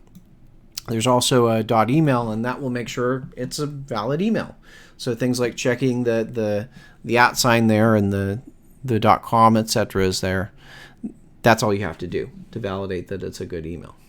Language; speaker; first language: English; native; English